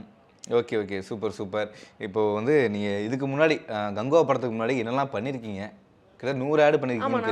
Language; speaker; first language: Tamil; native; Tamil